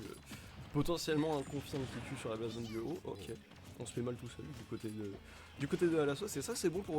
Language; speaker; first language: French; native; French